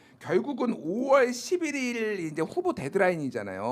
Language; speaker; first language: Korean; native; Korean